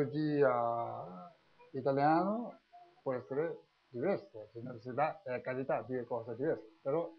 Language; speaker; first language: Italian; non-native, learner; Tibetan